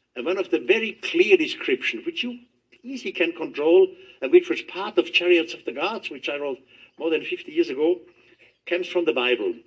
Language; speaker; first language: English; non-native, fluent; German